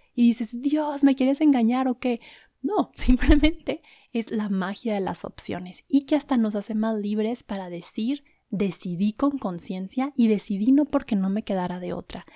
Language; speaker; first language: Spanish; native; Spanish